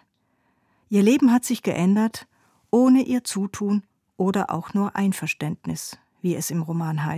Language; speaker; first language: German; native; German